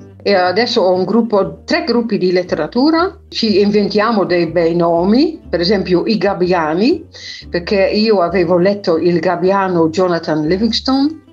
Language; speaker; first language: Italian; non-native, fluent; Dutch